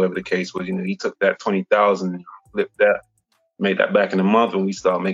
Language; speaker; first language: English; native; English